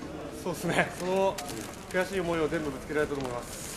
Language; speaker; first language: Japanese; native; Japanese